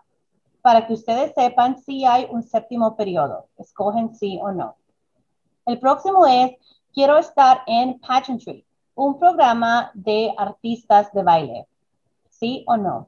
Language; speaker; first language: Spanish; early bilingual, other home language; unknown